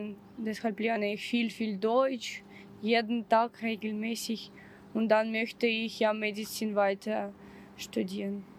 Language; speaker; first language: German; non-native, learner; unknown